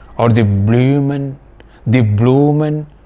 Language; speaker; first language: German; non-native, fluent; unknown